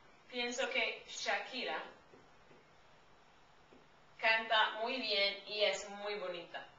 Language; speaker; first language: Spanish; non-native, fluent; English